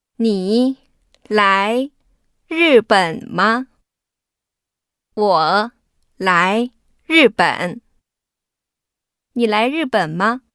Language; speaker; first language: Chinese; non-native, learner; Korean